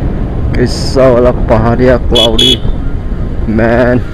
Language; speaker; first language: Hindi; non-native, local second language; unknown